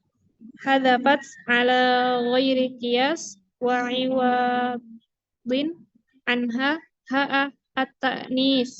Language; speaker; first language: Arabic; non-native, learner; Indonesian